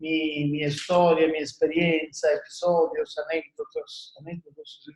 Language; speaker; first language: Spanish; non-native, learner; Italian